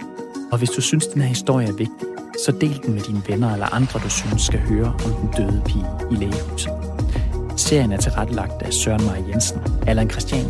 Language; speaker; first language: Danish; native; Danish